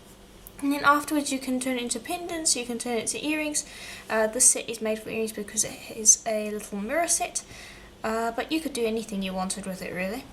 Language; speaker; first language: English; native; English